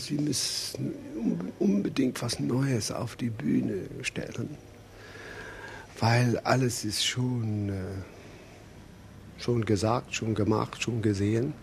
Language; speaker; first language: German; non-native, fluent; English